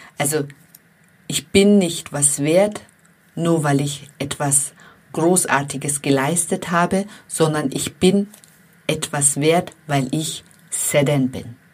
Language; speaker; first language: German; non-native, fluent; Turkish